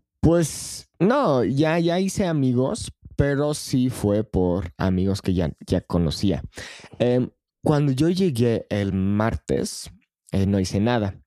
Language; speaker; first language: Spanish; non-native, fluent; English